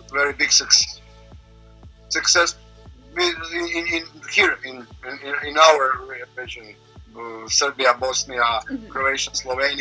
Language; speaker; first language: English; non-native, learner; Croatian